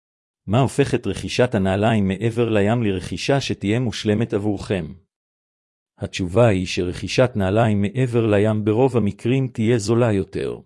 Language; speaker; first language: Hebrew; native; Hebrew